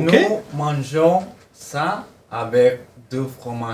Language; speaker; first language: French; non-native, learner; Spanish